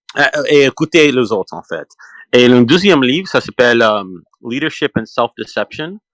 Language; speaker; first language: French; non-native, learner; English